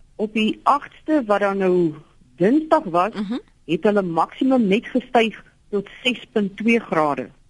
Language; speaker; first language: Afrikaans; native; Afrikaans